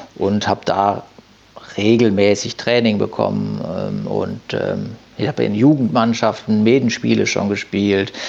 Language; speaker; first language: German; native; German